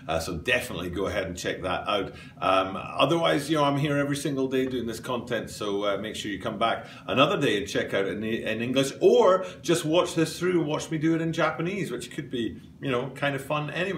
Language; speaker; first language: English; native; English